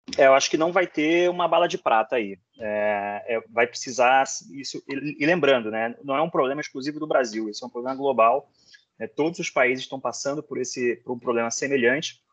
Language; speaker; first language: Portuguese; native; Portuguese